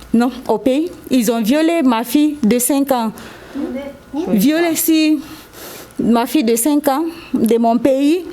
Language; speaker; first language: French; non-native, local second language; Susu